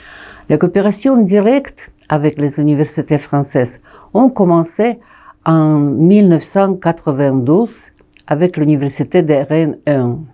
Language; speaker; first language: French; non-native, fluent; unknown